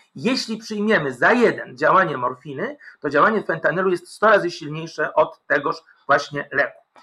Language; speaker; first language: Polish; native; Polish